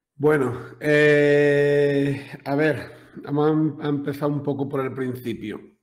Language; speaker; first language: Spanish; native; Spanish